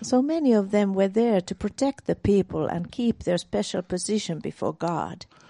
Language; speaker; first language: English; non-native, fluent; Finnish